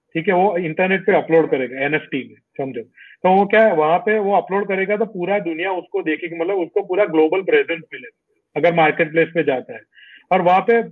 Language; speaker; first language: Hindi; non-native, local second language; Gujarati